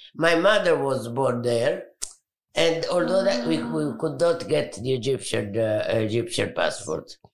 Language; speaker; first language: English; non-native, fluent; Arabic